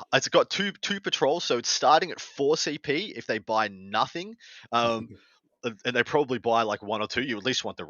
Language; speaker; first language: English; native; English